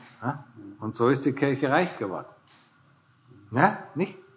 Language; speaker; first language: German; non-native, fluent; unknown